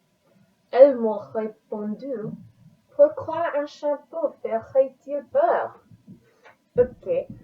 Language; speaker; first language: French; non-native, learner; English